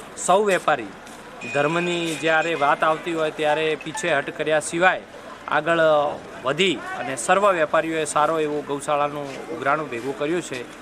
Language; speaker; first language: Gujarati; native; Gujarati